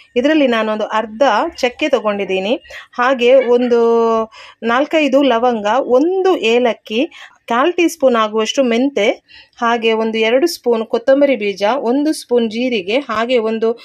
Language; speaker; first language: Kannada; non-native, local second language; Tulu